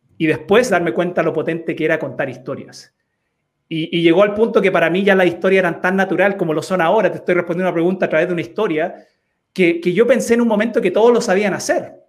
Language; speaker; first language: Spanish; early bilingual, heritage; Spanish